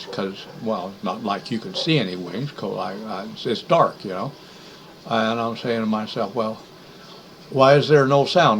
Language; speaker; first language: English; native; English